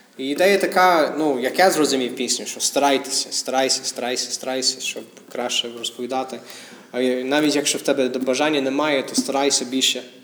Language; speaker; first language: Ukrainian; non-native, fluent; English